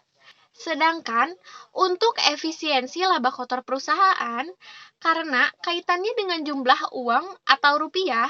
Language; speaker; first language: Indonesian; native; Indonesian